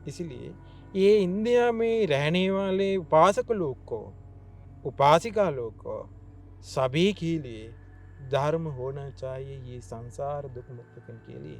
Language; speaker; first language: Hindi; non-native, learner; Sinhala